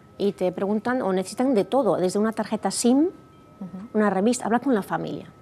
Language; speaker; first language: Spanish; early bilingual, heritage; Spanish